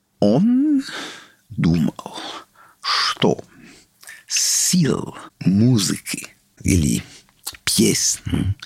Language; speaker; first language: Russian; non-native, learner; English